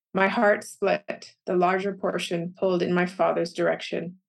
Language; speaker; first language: English; native; English